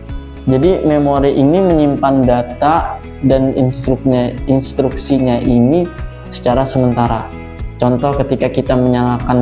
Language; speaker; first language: Indonesian; native; Indonesian